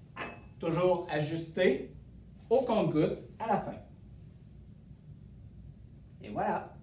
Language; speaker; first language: French; native; French